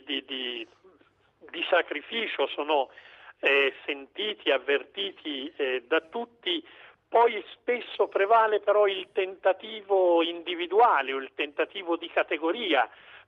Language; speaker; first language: Italian; native; Italian